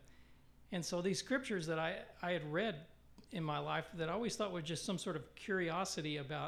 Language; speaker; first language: English; native; English